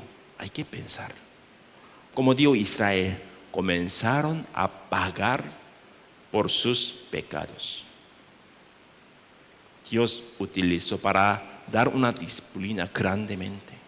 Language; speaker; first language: Spanish; non-native, learner; Korean